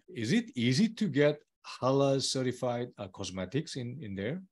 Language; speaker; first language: English; non-native, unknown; Korean